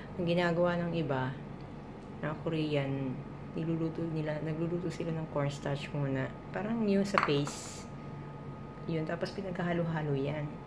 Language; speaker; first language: Filipino; native; Filipino